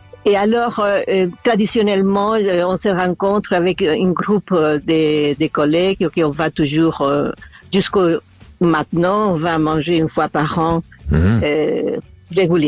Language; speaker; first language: French; non-native, fluent; Spanish